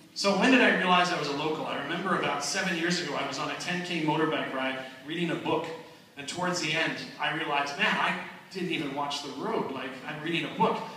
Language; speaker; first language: English; native; English